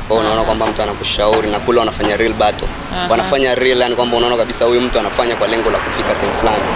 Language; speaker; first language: Swahili; native; Swahili